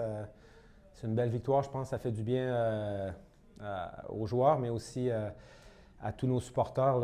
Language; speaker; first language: French; native; French